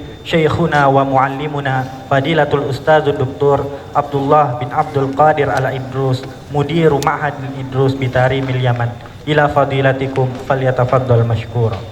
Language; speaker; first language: Arabic; non-native, fluent; Indonesian